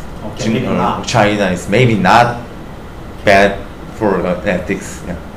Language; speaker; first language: English; non-native, learner; Korean